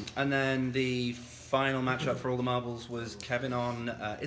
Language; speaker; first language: English; native; English